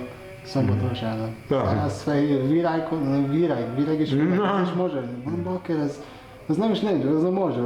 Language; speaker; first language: Hungarian; non-native, fluent; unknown